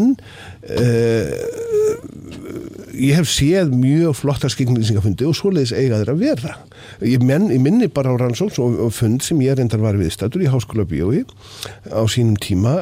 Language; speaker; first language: Icelandic; native; Icelandic